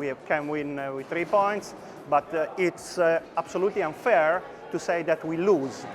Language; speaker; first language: English; non-native, fluent; Italian